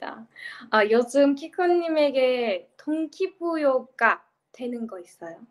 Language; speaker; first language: Korean; non-native, learner; Turkish